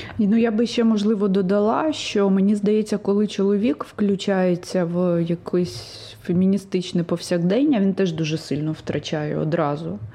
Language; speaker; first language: Ukrainian; non-native, local second language; Russian